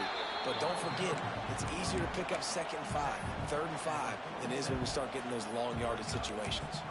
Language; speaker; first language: English; native; English